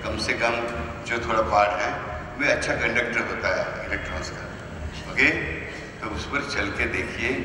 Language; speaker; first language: Hindi; non-native, local second language; Marathi